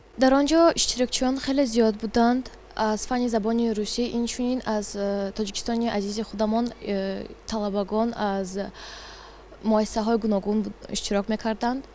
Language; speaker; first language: Tajik; non-native, local second language; Russian